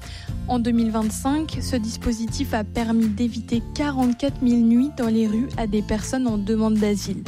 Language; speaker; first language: French; native; French